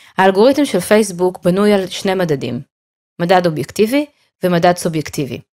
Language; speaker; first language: Hebrew; native; Hebrew